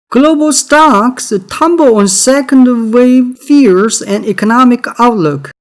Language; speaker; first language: English; non-native, learner; Korean